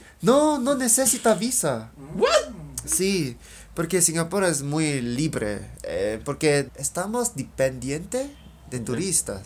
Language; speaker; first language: Spanish; non-native, learner; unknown